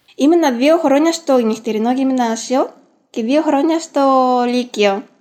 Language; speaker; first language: Greek; non-native, fluent; Japanese